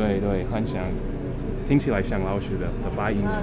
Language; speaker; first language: Chinese; non-native, fluent; English